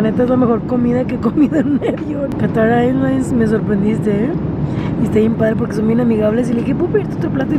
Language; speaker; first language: Spanish; native; Spanish